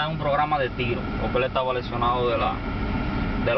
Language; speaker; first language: Spanish; native; Spanish